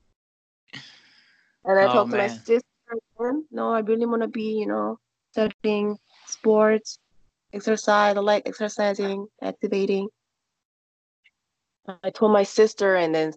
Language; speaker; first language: English; non-native, learner; Korean